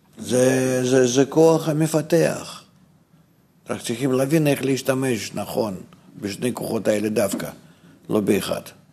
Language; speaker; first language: Hebrew; non-native, fluent; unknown